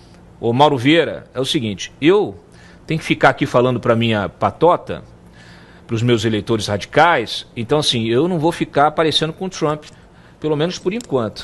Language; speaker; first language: Portuguese; native; Portuguese